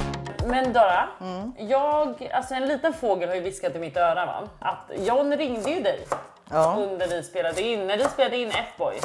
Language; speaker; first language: Swedish; native; Swedish